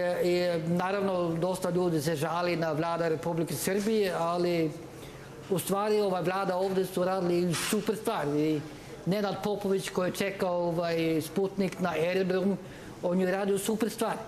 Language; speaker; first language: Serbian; non-native, learner; Norwegian